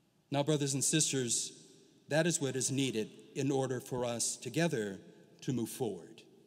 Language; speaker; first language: English; early bilingual, other home language; Portuguese